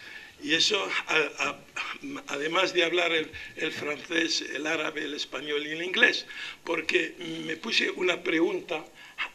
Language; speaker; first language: Spanish; non-native, local second language; Arabic